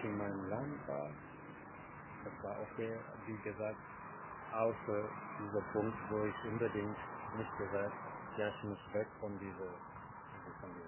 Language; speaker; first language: German; non-native, learner; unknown